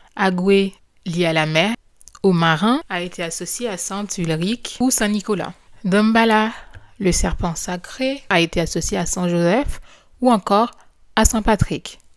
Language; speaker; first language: French; non-native, local second language; Haitian Creole